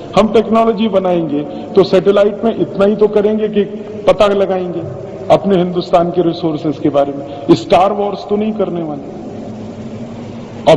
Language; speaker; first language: Hindi; native; Hindi